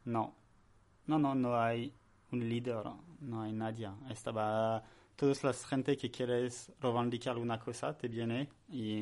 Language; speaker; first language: Spanish; non-native, learner; French